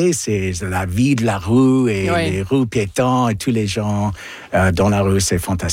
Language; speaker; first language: French; non-native, local second language; English